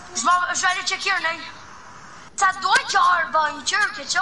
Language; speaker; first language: French; native; French